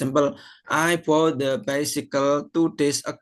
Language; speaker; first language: English; non-native, fluent; Indonesian